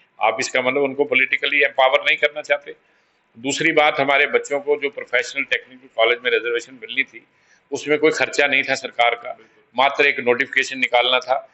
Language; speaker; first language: Hindi; non-native, local second language; Pahari-Potwari